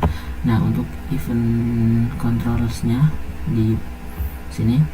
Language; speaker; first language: Indonesian; native; Indonesian